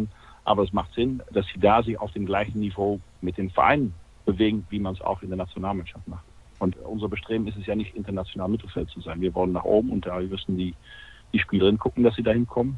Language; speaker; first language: German; native; German